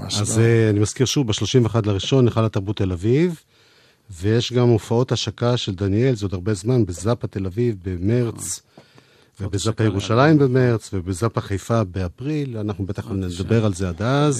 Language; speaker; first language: Hebrew; native; Hebrew